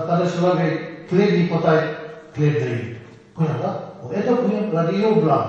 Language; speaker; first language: Russian; non-native, learner; Tibetan